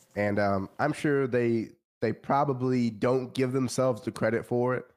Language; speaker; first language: English; native; English